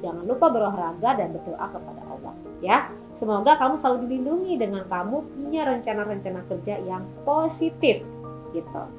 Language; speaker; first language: Indonesian; native; Indonesian